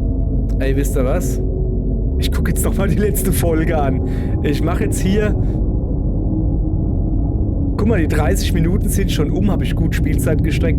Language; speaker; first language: German; native; German